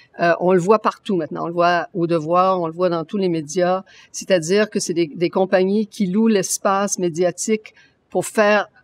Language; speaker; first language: French; native; French